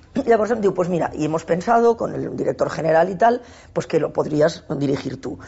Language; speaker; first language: Spanish; non-native, local second language; Catalan